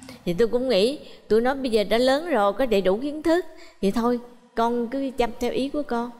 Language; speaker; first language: Vietnamese; native; Vietnamese